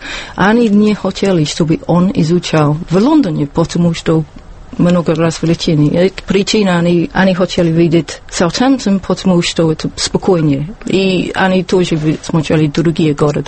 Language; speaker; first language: Russian; non-native, learner; English